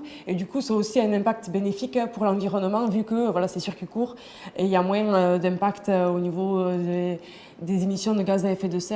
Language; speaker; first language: French; native; French